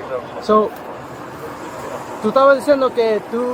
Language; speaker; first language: Spanish; early bilingual, heritage; Spanish